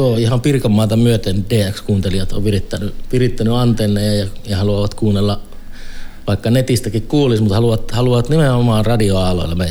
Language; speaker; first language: Finnish; native; Finnish